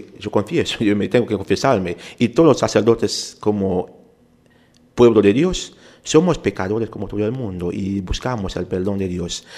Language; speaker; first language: Spanish; non-native, fluent; Haitian Creole